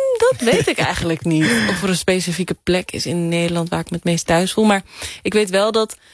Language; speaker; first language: Dutch; native; Dutch